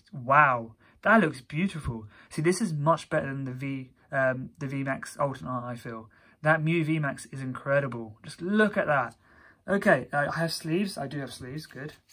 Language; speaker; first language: English; native; English